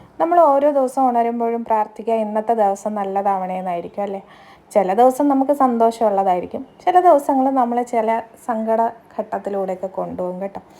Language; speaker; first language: Malayalam; native; Malayalam